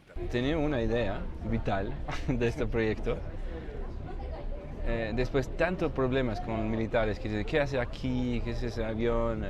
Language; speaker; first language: Spanish; non-native, fluent; German